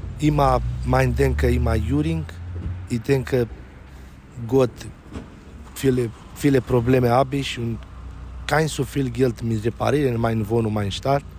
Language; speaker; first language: German; non-native, learner; Romanian